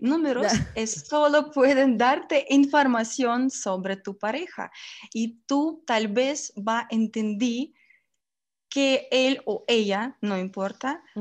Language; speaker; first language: Spanish; non-native, learner; Russian